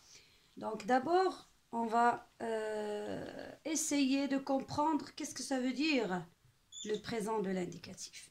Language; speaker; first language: French; non-native, local second language; Arabic